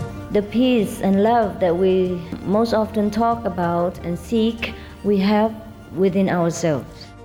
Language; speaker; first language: English; non-native, fluent; Vietnamese